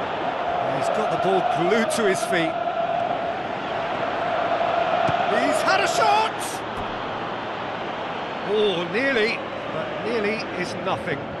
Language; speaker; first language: English; native; English